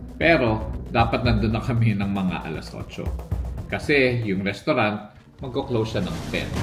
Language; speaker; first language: Filipino; native; Filipino